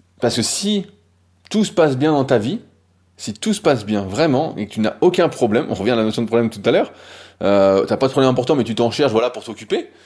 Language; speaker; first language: French; native; French